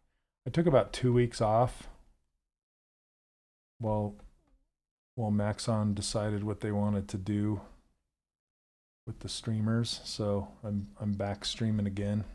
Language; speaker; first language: English; native; English